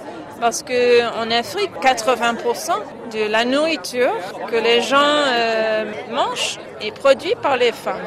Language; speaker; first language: French; non-native, fluent; English